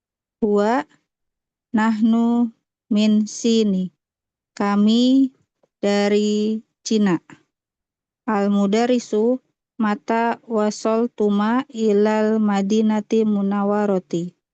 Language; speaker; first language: Arabic; non-native, learner; Indonesian